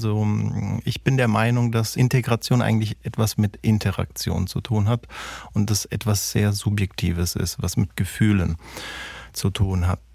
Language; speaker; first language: German; early bilingual, other home language; Sicilian